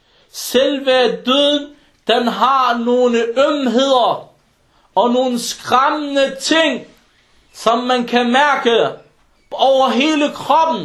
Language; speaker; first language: Danish; early bilingual, other home language; Arabic